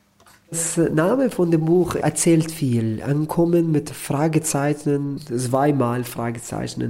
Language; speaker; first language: German; non-native, learner; Arabic